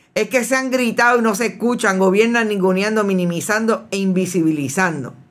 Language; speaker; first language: Spanish; native; Spanish